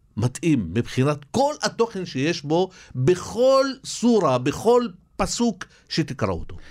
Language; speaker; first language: Hebrew; non-native, local second language; Arabic